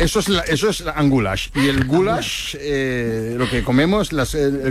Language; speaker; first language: Spanish; native; Spanish